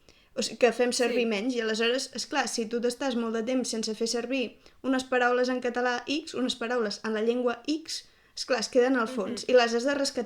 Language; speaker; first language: Catalan; native; Catalan